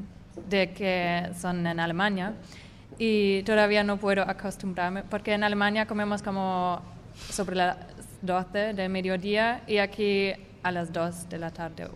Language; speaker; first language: Spanish; non-native, fluent; German